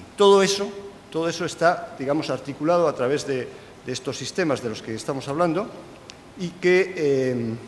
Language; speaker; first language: Spanish; native; Spanish